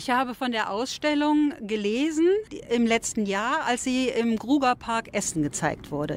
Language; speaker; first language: German; native; German